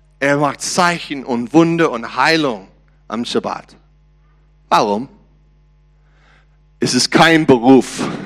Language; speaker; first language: German; non-native, learner; English